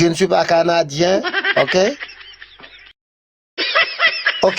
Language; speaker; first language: French; non-native, learner; Spanish